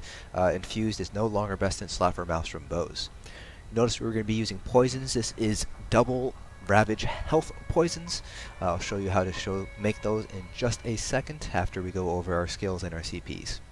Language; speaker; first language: English; native; English